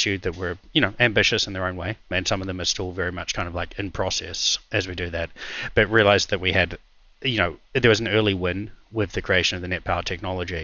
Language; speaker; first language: English; native; English